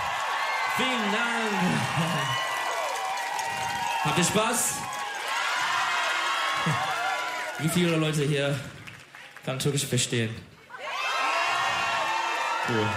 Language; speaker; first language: German; non-native, learner; Turkish